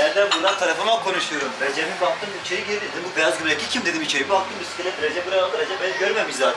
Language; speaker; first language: Turkish; native; Turkish